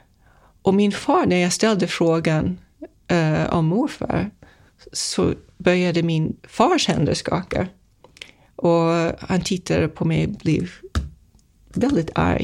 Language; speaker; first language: Swedish; non-native, fluent; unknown